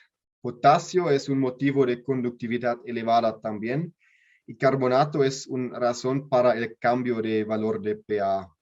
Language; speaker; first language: Spanish; non-native, learner; German